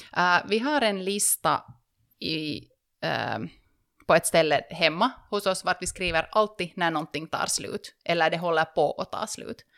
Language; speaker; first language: Swedish; native; Swedish